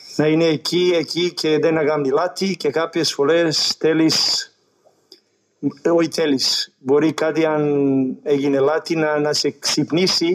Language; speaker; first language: Greek; non-native, learner; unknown